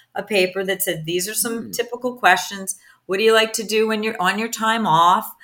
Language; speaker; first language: English; early bilingual, other home language; Italian